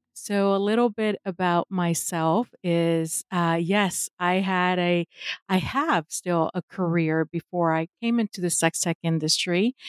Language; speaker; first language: English; non-native, fluent; Spanish